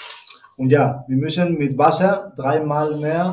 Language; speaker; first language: German; non-native, learner; Spanish